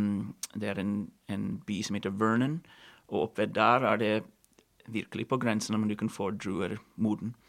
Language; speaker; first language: Norwegian; non-native, fluent; English